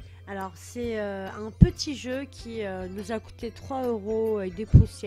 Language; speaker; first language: French; native; French